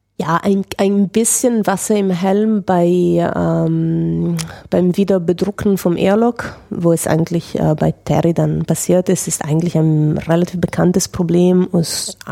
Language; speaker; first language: German; non-native, fluent; Italian